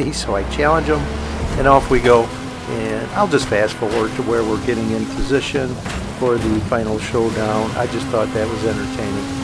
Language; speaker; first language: English; native; English